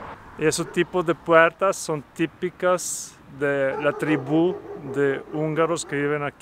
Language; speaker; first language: Spanish; non-native, fluent; Portuguese